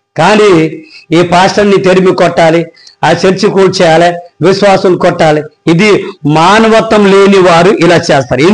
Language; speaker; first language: Telugu; non-native, local second language; Koya